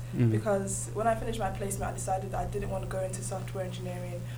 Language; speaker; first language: English; native; English